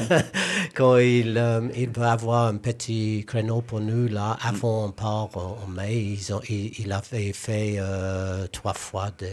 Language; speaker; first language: French; non-native, learner; English